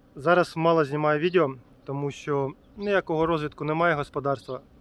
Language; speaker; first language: Ukrainian; native; Ukrainian